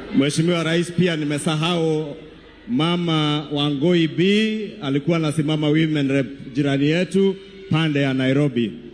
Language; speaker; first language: Swahili; non-native, local second language; Kikuyu